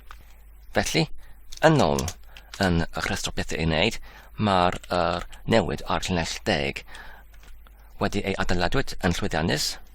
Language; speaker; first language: Welsh; non-native, fluent; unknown